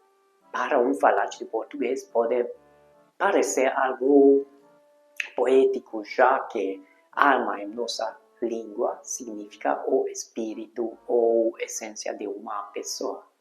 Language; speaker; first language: Portuguese; non-native, fluent; Hungarian